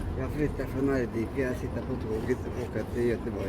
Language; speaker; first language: Swedish; non-native, learner; German